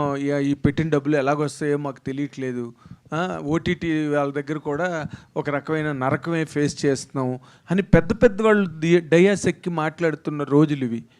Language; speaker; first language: Telugu; native; Telugu